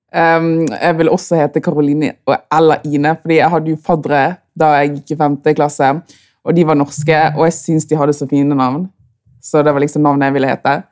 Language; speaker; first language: Norwegian; early bilingual, other home language; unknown